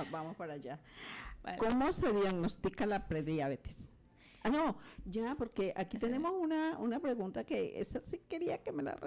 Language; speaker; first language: Spanish; native; Spanish